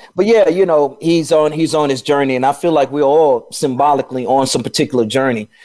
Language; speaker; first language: English; native; English